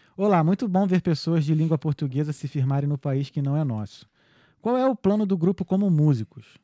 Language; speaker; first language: Portuguese; native; Portuguese